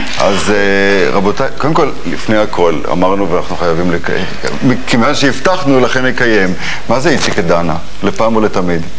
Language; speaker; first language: Hebrew; native; Hebrew